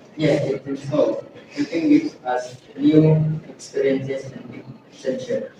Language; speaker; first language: English; non-native, learner; Indonesian